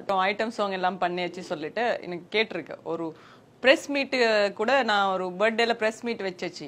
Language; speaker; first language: Tamil; non-native, learner; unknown